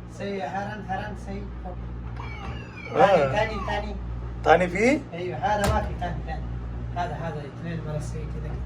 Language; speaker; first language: Arabic; non-native, learner; Pashto